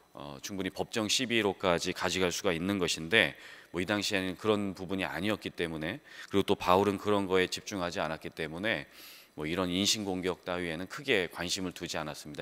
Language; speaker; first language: Korean; native; Korean